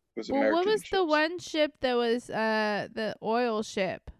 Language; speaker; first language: English; native; English